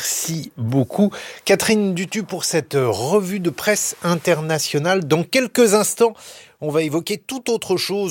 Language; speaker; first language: French; native; French